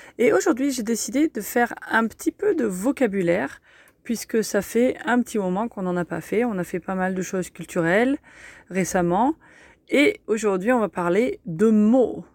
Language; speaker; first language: French; native; French